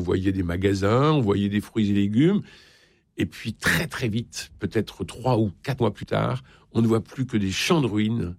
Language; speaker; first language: French; native; French